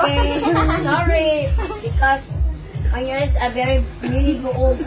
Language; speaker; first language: English; non-native, learner; Filipino